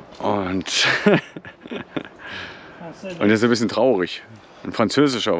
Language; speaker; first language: German; native; German